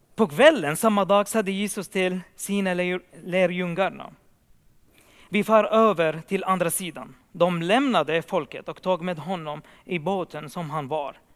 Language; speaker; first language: Swedish; non-native, fluent; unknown